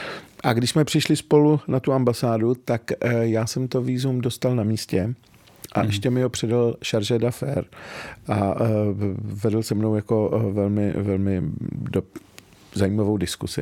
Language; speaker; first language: Czech; early bilingual, other home language; Arabic